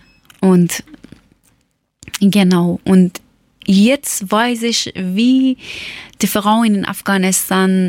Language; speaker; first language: German; non-native, learner; Persian